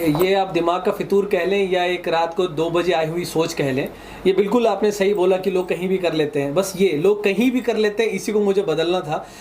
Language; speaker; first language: Hindi; native; Hindi